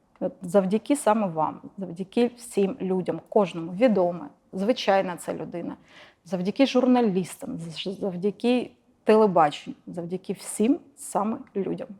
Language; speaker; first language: Ukrainian; non-native, local second language; Russian